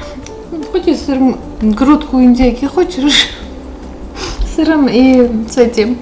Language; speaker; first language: Russian; non-native, local second language; Armenian